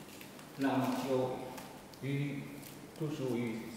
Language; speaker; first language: French; non-native, learner; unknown